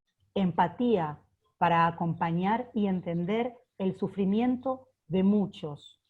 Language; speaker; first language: Spanish; native; Spanish